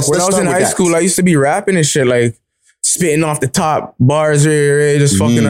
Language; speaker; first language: English; native; English